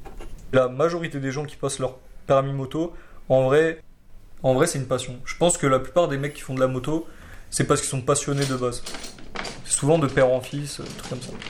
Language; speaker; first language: French; native; French